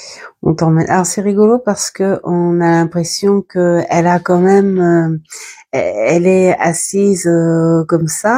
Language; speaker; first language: French; native; French